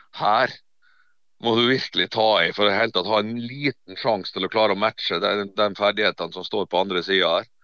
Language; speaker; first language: Norwegian; native; Norwegian